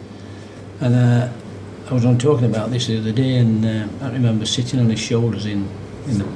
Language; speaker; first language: English; native; English